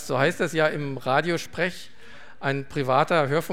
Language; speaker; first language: German; native; German